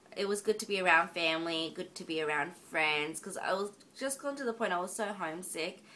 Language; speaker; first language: English; native; English